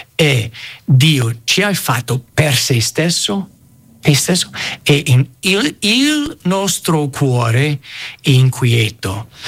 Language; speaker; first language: Italian; non-native, fluent; English